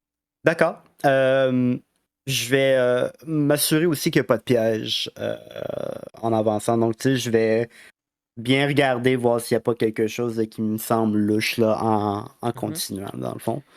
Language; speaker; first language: French; native; French